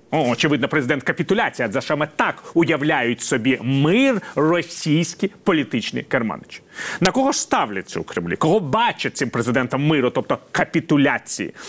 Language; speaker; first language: Ukrainian; native; Ukrainian